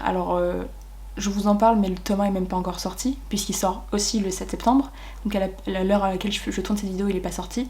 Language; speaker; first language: French; native; French